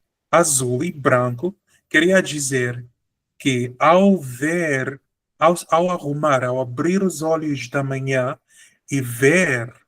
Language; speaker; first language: Portuguese; non-native, fluent; Spanish